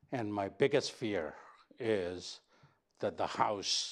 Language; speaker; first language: English; non-native, local second language; Punjabi